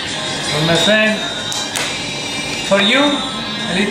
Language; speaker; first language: English; non-native, learner; Italian